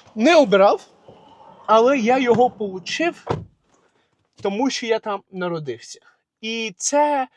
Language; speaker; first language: Ukrainian; non-native, local second language; Russian